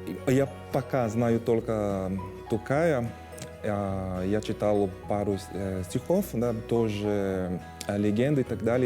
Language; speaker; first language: Russian; non-native, fluent; Portuguese